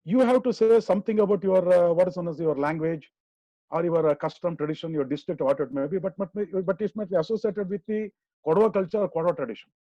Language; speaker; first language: English; non-native, local second language; Kannada